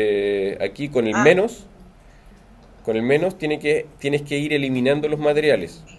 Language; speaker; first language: Spanish; native; Spanish